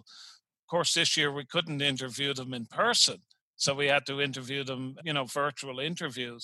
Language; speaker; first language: English; native; English